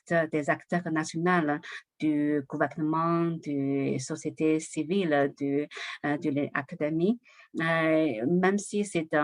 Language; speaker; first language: French; non-native, learner; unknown